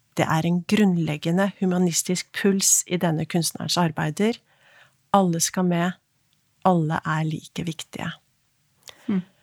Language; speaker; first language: Norwegian; native; Norwegian